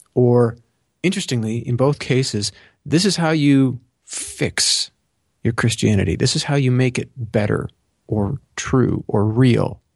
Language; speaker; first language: English; native; English